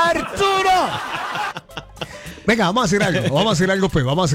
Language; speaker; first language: Spanish; native; Spanish